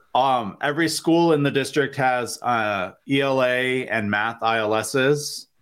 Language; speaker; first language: English; native; English